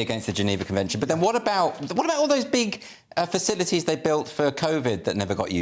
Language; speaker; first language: English; native; English